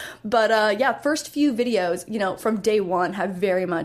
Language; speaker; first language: English; native; English